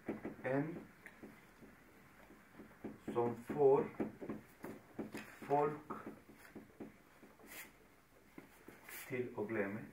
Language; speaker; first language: Swedish; non-native, fluent; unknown